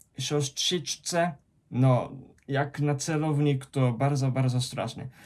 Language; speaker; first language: Polish; non-native, fluent; Japanese